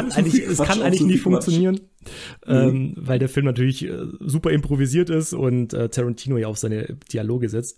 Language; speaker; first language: German; native; German